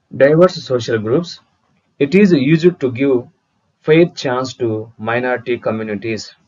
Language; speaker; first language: English; non-native, local second language; Telugu